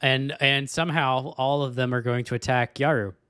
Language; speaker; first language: English; native; English